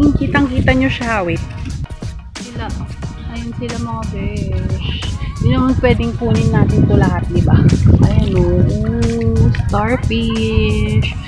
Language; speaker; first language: Filipino; non-native, local second language; Pangasinan